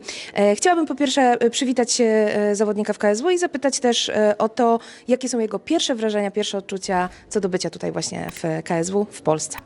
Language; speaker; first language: Polish; native; Polish